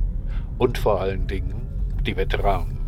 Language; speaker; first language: German; native; German